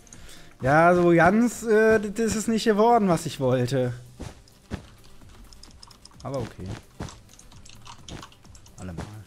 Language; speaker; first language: German; native; German